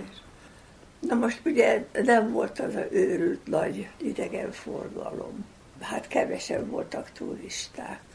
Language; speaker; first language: Hungarian; native; Hungarian